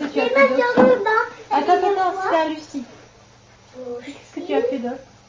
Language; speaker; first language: French; native; French